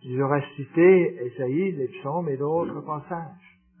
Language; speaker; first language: French; native; French